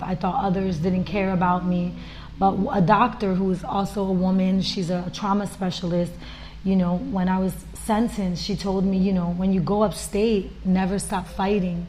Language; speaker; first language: English; early bilingual, other home language; Spanish